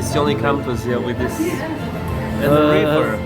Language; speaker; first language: English; non-native, fluent; Portuguese